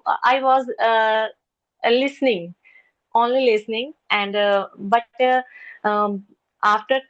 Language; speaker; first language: English; non-native, learner; Hindi